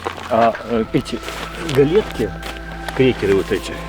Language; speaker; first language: Russian; non-native, local second language; Ukrainian